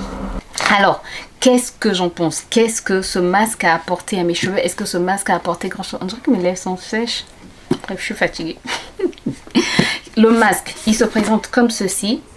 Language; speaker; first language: French; native; French